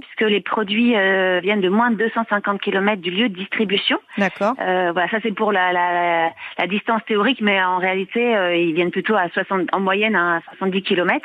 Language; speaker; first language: French; native; French